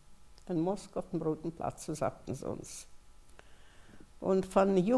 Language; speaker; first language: German; early bilingual, heritage; German